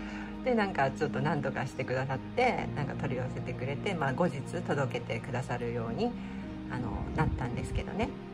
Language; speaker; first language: Japanese; native; Japanese